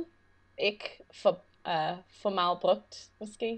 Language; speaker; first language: Danish; non-native, learner; English